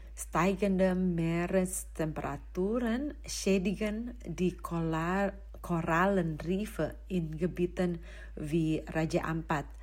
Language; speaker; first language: German; non-native, fluent; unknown